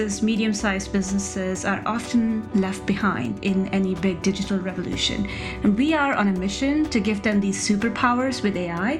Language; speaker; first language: English; non-native, local second language; Hindi